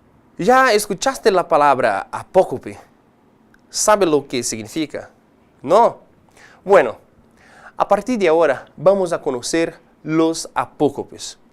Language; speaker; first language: Spanish; non-native, fluent; Portuguese